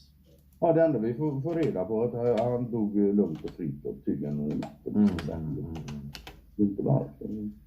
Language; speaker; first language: Swedish; native; Swedish